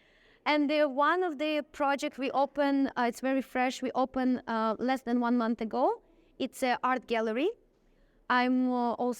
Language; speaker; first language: English; non-native, fluent; Russian